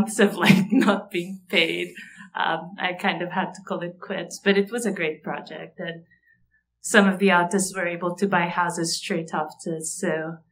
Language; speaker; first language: English; non-native, fluent; Portuguese